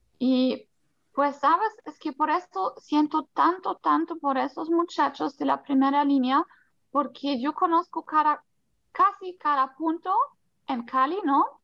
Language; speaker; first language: Spanish; non-native, fluent; German